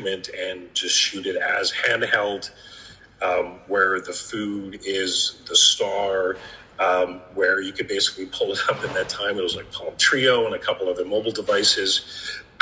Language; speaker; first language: English; native; English